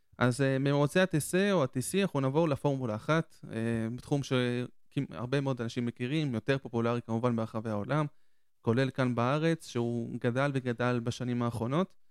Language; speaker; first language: Hebrew; native; Hebrew